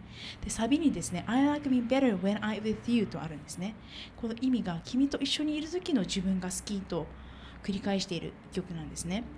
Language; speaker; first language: Japanese; native; Japanese